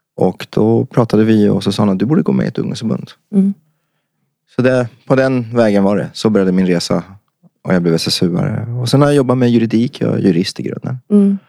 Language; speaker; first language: Swedish; early bilingual, other home language; Persian